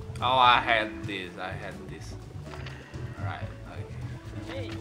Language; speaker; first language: English; non-native, learner; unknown